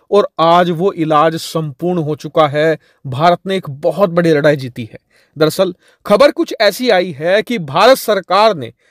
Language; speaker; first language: Hindi; native; Hindi